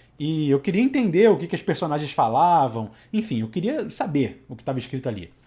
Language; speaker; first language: Portuguese; native; Portuguese